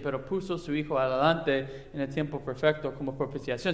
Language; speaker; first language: Spanish; non-native, fluent; English